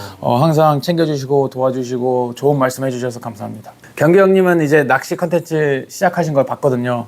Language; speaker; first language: Korean; early bilingual, heritage; Korean